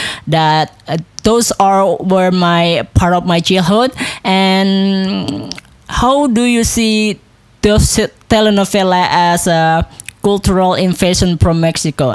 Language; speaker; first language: English; non-native, local second language; Indonesian